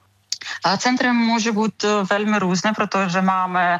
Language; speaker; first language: Czech; non-native, fluent; Ukrainian